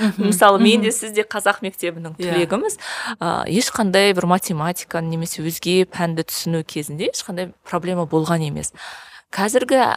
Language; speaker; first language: Kazakh; native; Kazakh